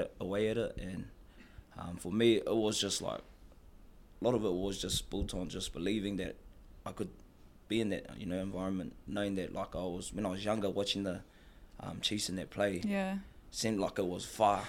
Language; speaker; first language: English; native; English